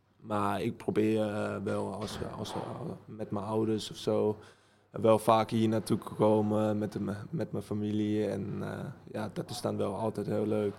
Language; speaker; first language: Dutch; early bilingual, heritage; Dutch